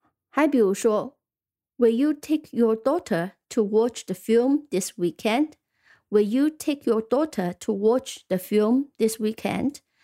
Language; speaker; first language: English; non-native, fluent; Chinese